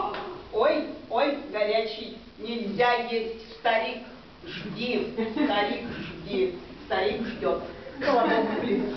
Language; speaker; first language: Russian; non-native, learner; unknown